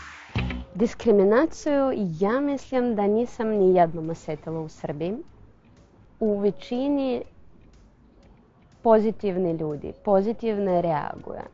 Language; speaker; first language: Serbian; non-native, fluent; Russian